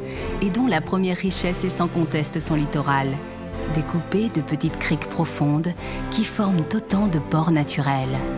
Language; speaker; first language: French; native; French